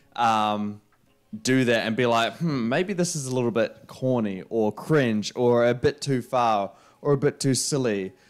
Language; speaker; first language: English; native; English